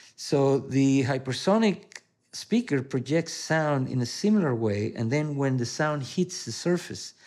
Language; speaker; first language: English; non-native, fluent; Spanish